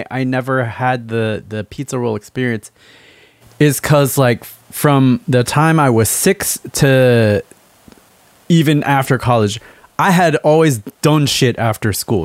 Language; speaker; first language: English; native; English